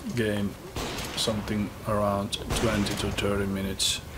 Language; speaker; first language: English; non-native, fluent; Finnish